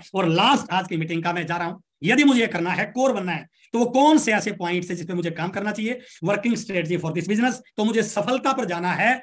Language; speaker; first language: Hindi; native; Hindi